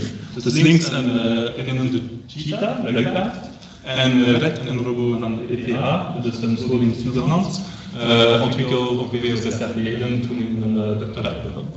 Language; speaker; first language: Dutch; non-native, local second language; French